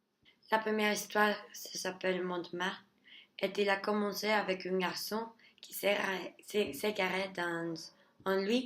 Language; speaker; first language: French; non-native, learner; Spanish